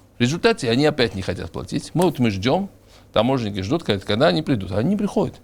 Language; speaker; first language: Russian; non-native, local second language; Georgian